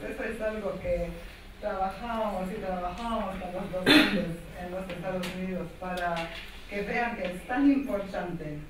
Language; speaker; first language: Spanish; non-native, fluent; Armenian